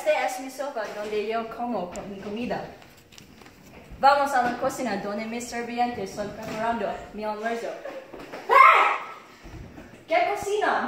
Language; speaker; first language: Spanish; non-native, learner; English